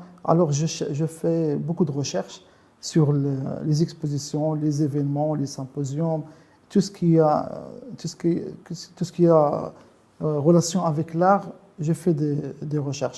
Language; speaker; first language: French; non-native, local second language; Arabic